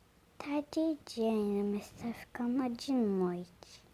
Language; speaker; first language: Portuguese; native; Portuguese